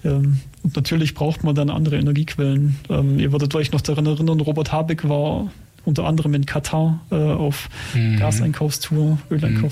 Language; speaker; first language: German; native; German